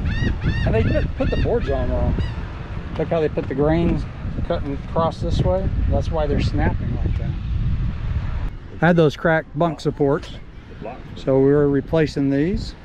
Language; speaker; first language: English; native; English